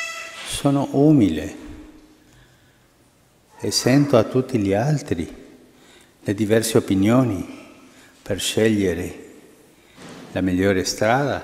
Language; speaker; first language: Italian; non-native, local second language; Spanish